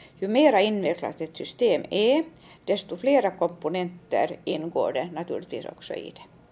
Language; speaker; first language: Swedish; native; Swedish